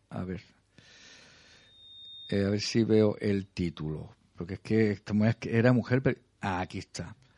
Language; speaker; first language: Spanish; native; Spanish